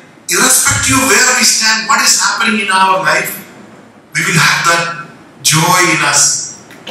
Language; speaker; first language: English; non-native, local second language; Malayalam